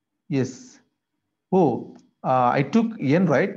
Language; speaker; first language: English; non-native, local second language; Telugu